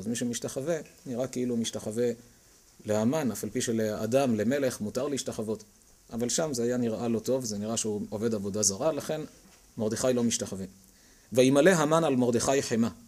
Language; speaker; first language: Hebrew; native; Hebrew